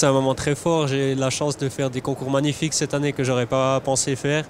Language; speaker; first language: French; native; French